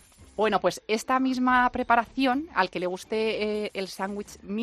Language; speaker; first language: Spanish; native; Spanish